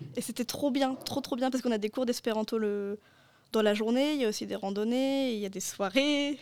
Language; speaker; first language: French; native; French